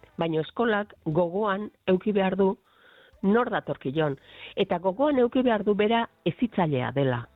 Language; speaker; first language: Basque; native; Basque